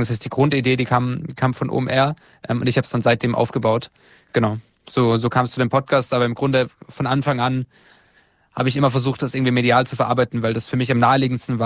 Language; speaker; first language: German; native; German